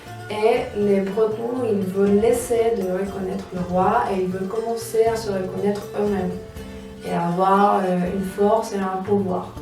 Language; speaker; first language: French; non-native, fluent; Spanish